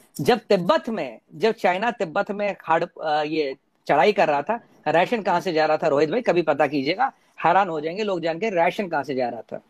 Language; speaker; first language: Hindi; native; Hindi